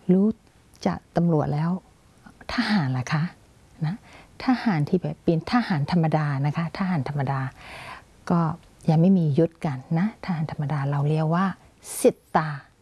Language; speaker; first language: Thai; non-native, fluent; Burmese